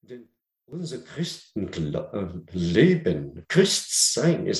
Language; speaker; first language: German; non-native, learner; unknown